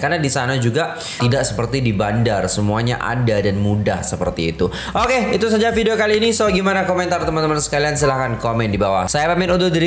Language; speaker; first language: Indonesian; native; Indonesian